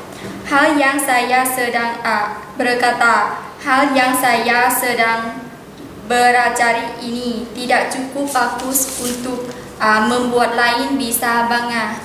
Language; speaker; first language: Indonesian; non-native, learner; Lao